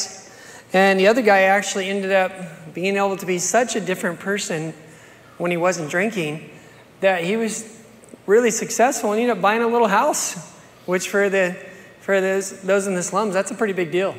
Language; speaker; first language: English; native; English